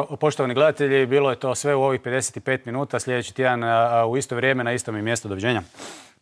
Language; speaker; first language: Croatian; native; Croatian